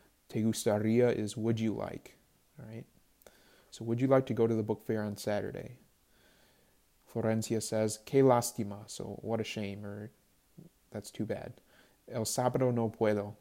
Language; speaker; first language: English; native; English